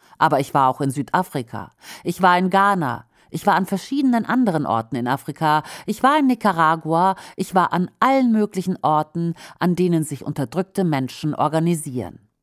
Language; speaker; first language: German; native; German